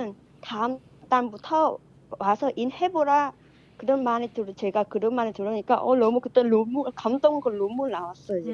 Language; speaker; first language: Korean; non-native, fluent; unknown